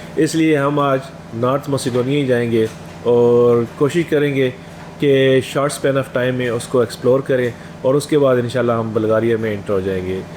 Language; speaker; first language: Urdu; native; Urdu